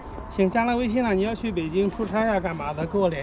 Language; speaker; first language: Chinese; native; Chinese